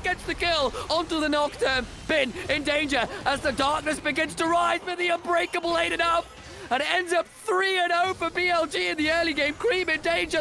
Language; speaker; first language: English; native; English